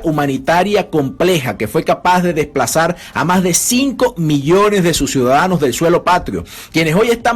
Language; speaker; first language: Spanish; native; Spanish